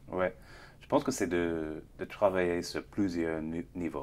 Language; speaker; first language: French; non-native, fluent; English